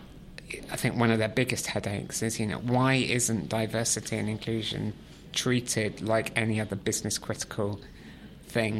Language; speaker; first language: English; native; English